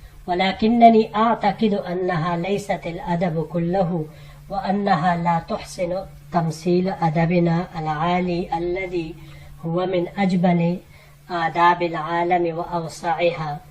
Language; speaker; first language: Arabic; non-native, fluent; Urdu